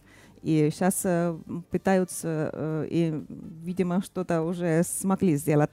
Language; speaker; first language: Russian; non-native, fluent; Finnish